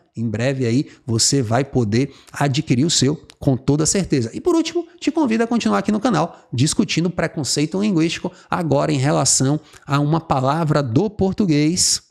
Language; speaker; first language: Portuguese; native; Portuguese